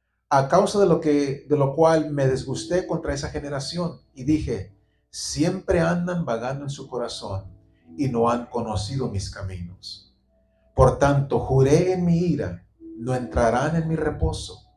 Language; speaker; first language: Spanish; native; Spanish